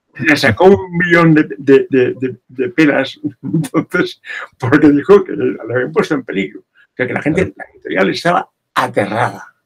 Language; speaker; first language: Spanish; native; Spanish